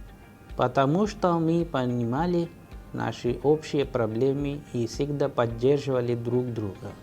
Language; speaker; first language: Russian; non-native, fluent; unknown